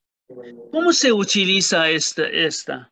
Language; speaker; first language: Spanish; non-native, learner; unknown